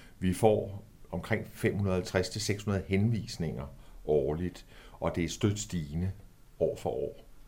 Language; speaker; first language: Danish; native; Danish